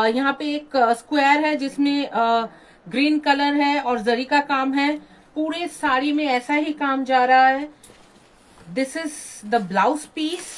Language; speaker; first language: Hindi; non-native, local second language; Bangla